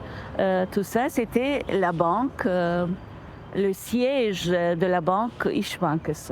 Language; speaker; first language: French; non-native, fluent; Turkish